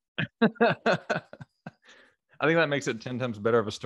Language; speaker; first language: English; native; English